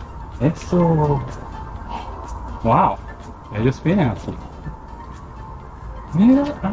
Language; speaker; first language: Spanish; non-native, learner; Japanese